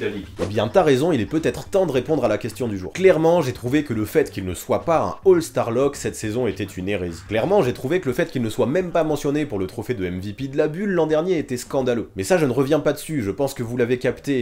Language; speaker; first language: French; native; French